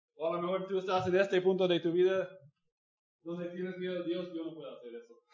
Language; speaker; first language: Spanish; non-native, fluent; English